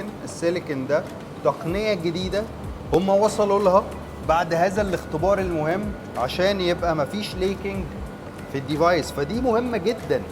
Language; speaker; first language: Arabic; native; Arabic